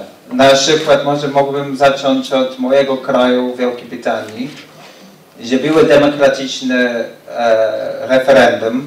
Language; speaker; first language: Polish; non-native, learner; English